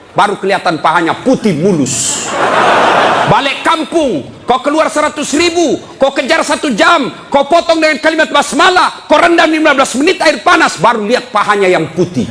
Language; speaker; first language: Indonesian; native; Indonesian